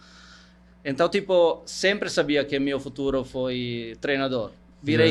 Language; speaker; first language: Portuguese; non-native, fluent; Italian